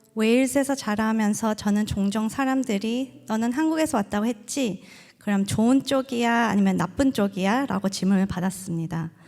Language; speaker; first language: Korean; early bilingual, heritage; Korean